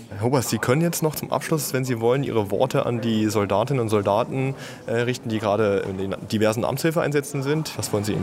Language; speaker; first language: German; native; German